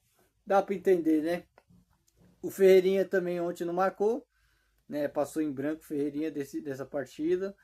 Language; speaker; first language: Portuguese; native; Portuguese